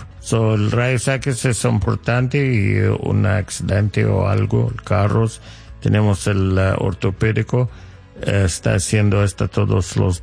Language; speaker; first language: Spanish; non-native, learner; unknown